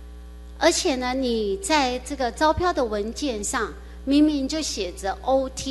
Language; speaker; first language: Chinese; native; Chinese